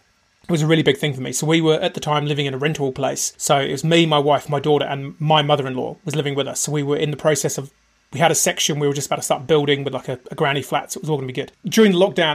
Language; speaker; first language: English; native; English